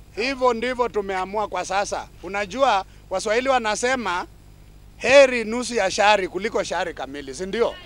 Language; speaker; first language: Swahili; non-native, local second language; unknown